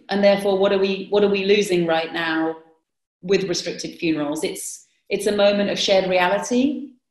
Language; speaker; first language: English; native; English